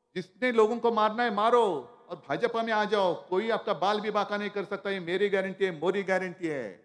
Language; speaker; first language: Hindi; non-native, local second language; Marathi